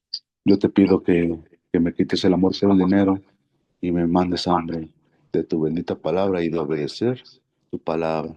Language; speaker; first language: Spanish; native; Spanish